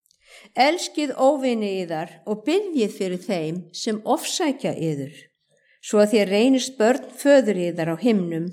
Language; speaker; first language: Icelandic; native; Icelandic